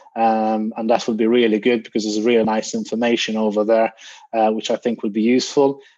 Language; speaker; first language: English; non-native, fluent; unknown